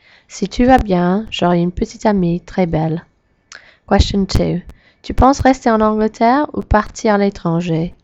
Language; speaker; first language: French; non-native, learner; English